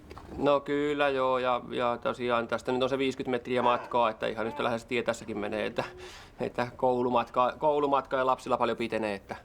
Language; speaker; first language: Finnish; native; Finnish